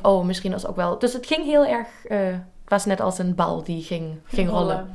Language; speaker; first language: Dutch; native; Dutch